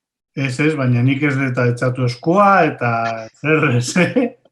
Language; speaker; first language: Basque; non-native, local second language; Spanish